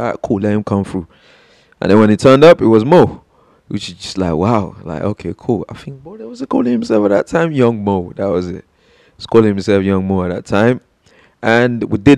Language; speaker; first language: English; non-native, local second language; Yoruba